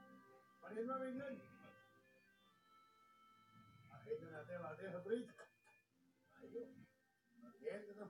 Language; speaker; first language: Welsh; native; Welsh